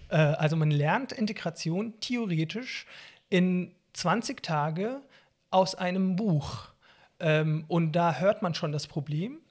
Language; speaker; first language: German; non-native, fluent; Arabic